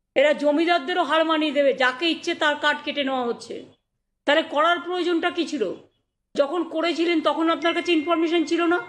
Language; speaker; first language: Bangla; native; Bangla